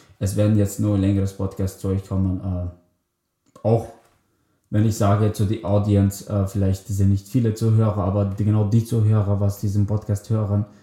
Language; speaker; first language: German; early bilingual, other home language; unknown